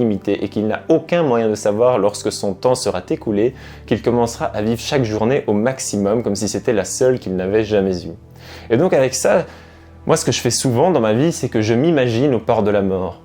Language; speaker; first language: French; native; French